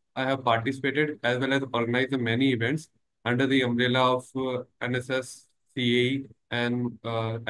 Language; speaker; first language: English; non-native, local second language; Hindi